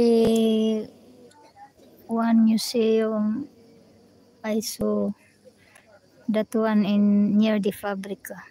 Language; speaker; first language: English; non-native, learner; Filipino